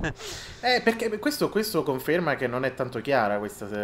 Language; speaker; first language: Italian; native; Italian